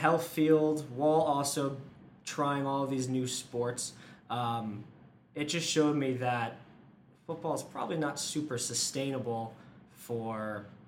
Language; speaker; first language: English; native; English